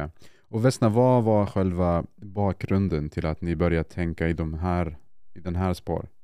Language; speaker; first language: Swedish; non-native, fluent; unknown